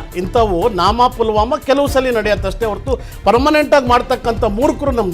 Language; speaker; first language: Kannada; native; Kannada